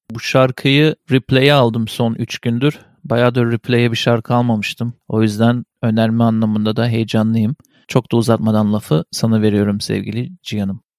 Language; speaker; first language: Turkish; native; Turkish